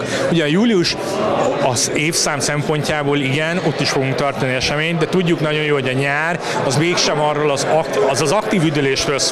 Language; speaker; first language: Hungarian; native; Hungarian